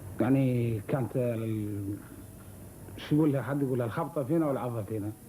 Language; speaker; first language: Arabic; native; Arabic